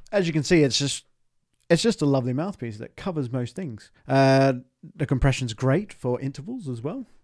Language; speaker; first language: English; native; English